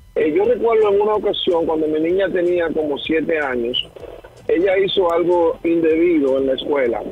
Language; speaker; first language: Spanish; native; Spanish